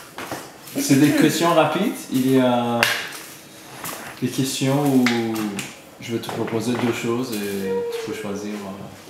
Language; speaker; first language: French; non-native, fluent; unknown